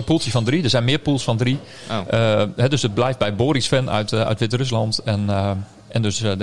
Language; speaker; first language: Dutch; native; Dutch